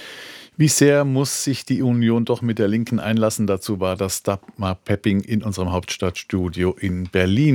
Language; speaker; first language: German; native; German